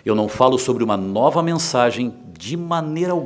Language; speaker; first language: Portuguese; native; Portuguese